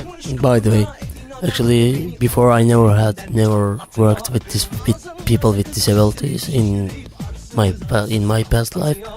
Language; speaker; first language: English; non-native, learner; Turkish